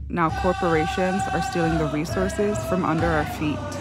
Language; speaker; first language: English; native; English